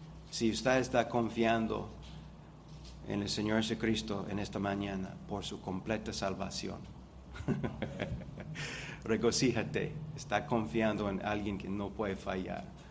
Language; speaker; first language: Spanish; non-native, fluent; English